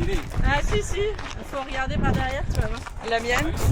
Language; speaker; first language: French; non-native, learner; English